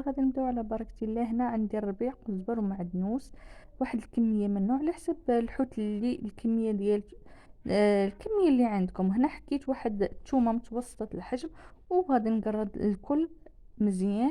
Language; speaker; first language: Arabic; native; Arabic